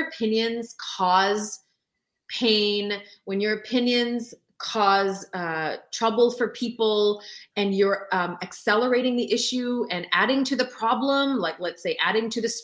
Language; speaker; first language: English; non-native, fluent; French